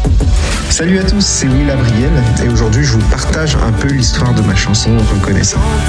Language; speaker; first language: French; native; French